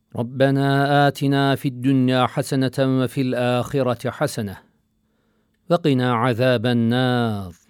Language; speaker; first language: Arabic; non-native, learner; Turkish